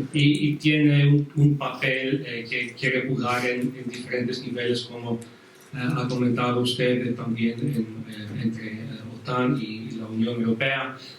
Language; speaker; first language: Spanish; non-native, fluent; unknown